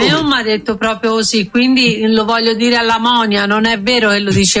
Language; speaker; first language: Italian; native; Italian